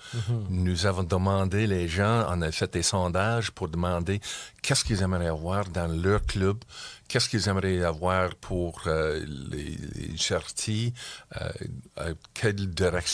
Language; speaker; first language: French; non-native, local second language; English